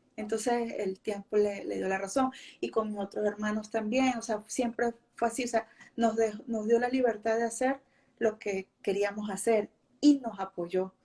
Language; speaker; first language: Spanish; native; Spanish